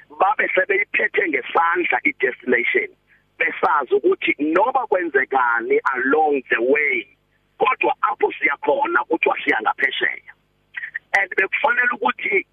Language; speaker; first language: Zulu; non-native, local second language; Xhosa